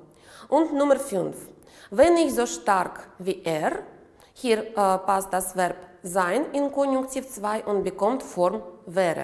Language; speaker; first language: German; non-native, fluent; Uzbek